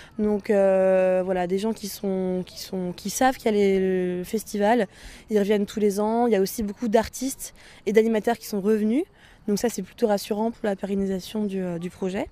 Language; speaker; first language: French; native; French